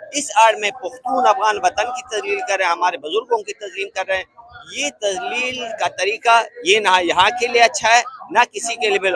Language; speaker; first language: Urdu; non-native, local second language; Pashto